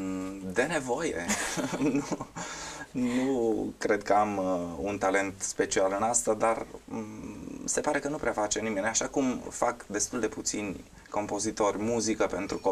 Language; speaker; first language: Romanian; native; Romanian